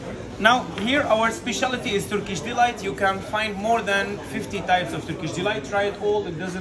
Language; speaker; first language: English; non-native, learner; Turkish